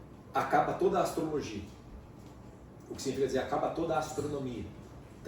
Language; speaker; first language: Portuguese; native; Portuguese